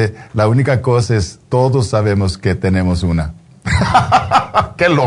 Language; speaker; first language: Spanish; non-native, fluent; English